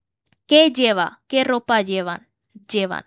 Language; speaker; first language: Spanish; non-native, fluent; Bangla